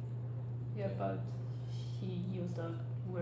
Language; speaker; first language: English; non-native, learner; Chinese